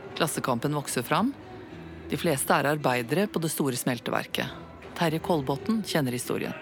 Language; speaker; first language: Norwegian; native; Norwegian